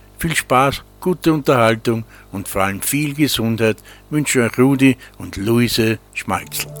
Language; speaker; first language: German; native; German